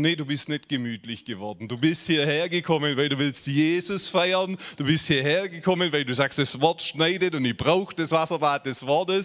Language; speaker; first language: German; native; German